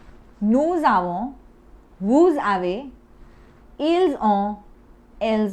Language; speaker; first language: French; non-native, fluent; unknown